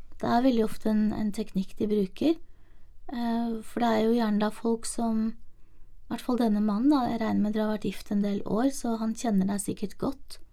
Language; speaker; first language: Norwegian; native; Norwegian